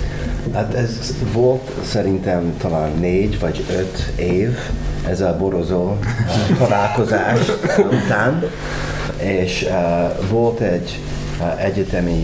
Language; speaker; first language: Hungarian; non-native, learner; English